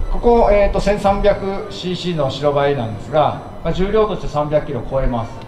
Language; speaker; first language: Japanese; native; Japanese